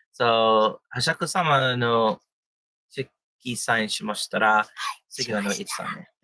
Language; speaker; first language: Japanese; non-native, learner; English